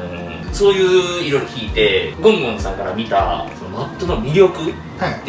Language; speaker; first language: Japanese; native; Japanese